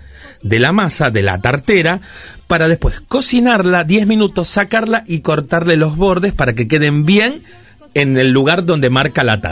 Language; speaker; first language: Spanish; native; Spanish